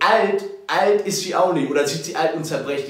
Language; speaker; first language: German; native; German